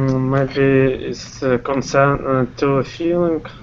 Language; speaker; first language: English; non-native, learner; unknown